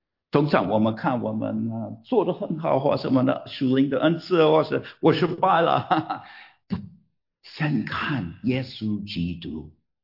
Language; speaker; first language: Chinese; non-native, fluent; English